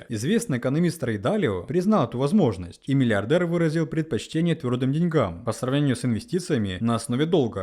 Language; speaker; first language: Russian; native; Russian